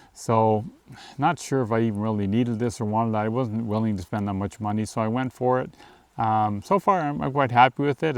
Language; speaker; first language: English; native; English